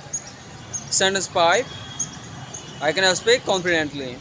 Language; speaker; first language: English; non-native, learner; Bangla